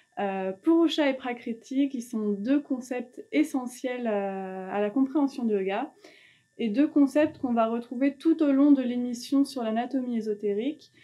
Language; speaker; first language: French; native; French